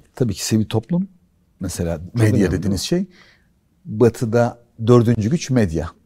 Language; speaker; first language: Turkish; native; Turkish